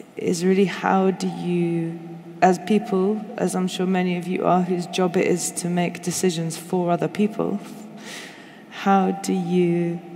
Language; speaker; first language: English; native; English